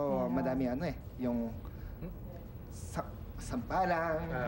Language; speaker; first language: Filipino; non-native, learner; Japanese